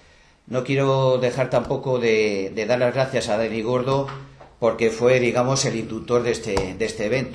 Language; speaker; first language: Spanish; native; Spanish